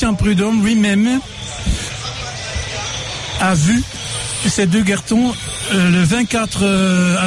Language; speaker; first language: French; non-native, fluent; Dutch